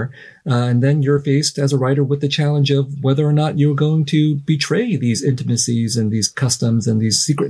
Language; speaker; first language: English; native; English